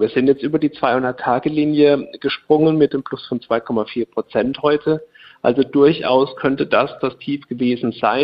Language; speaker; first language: German; native; German